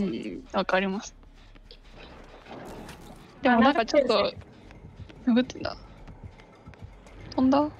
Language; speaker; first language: Japanese; native; Japanese